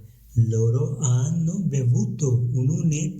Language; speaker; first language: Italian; non-native, learner; Urdu